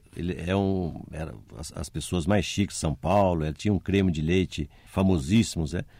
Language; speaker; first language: Portuguese; native; Portuguese